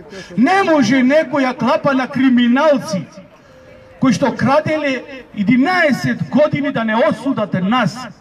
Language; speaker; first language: Macedonian; native; Macedonian